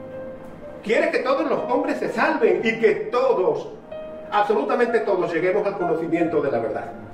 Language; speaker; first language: Spanish; native; Spanish